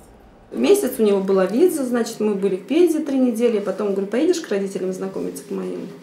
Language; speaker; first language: Russian; native; Russian